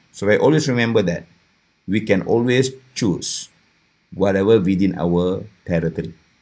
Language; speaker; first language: English; non-native, local second language; Malay